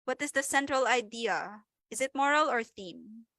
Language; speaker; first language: English; non-native, local second language; Filipino